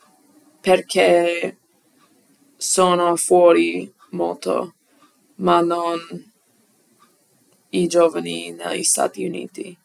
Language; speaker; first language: Italian; non-native, learner; English